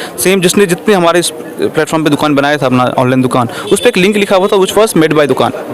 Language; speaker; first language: Hindi; non-native, local second language; Maithili